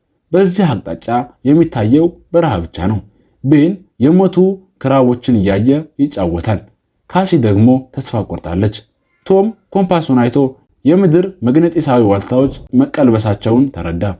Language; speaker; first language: Amharic; native; Amharic